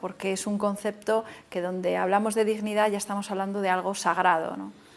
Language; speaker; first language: Spanish; native; Spanish